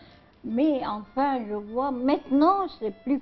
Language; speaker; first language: French; non-native, learner; Arabic